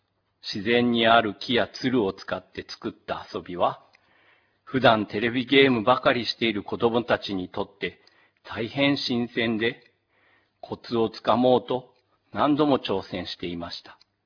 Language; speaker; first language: Japanese; native; Japanese